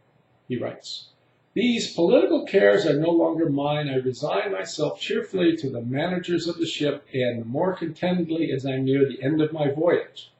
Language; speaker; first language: English; native; English